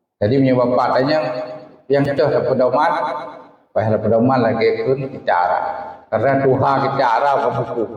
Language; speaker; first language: Malay; non-native, local second language; Achinese